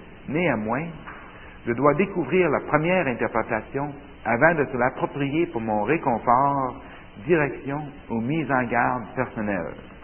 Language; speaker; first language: French; native; French